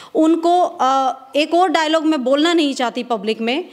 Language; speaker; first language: Hindi; native; Hindi